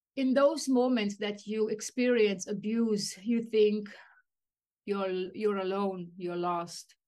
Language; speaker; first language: English; non-native, fluent; Romanian